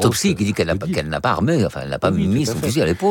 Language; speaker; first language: French; native; French